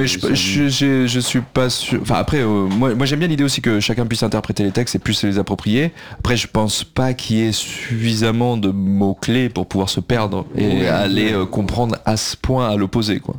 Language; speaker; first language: French; native; French